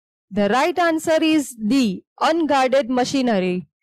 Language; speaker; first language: English; non-native, local second language; Gujarati